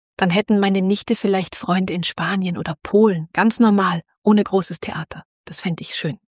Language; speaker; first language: German; native; German